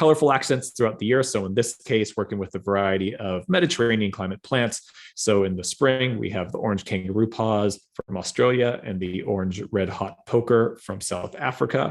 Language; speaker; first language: English; native; English